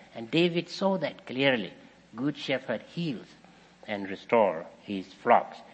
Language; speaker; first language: English; non-native, fluent; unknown